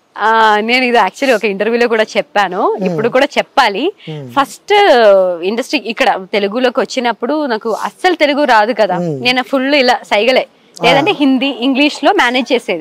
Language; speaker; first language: Telugu; non-native, fluent; Malayalam